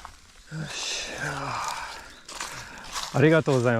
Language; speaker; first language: Japanese; non-native, learner; English